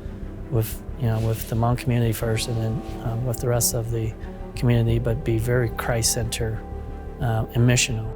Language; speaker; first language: English; early bilingual, other home language; Hmong